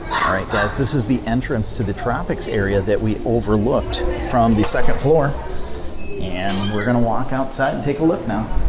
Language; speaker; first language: English; native; English